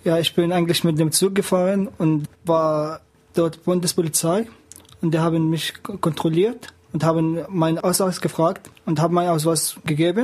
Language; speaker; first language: German; non-native, learner; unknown